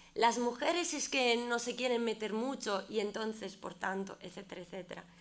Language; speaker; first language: Spanish; non-native, fluent; Italian